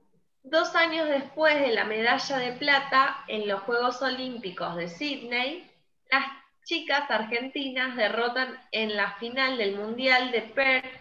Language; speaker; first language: Spanish; native; Spanish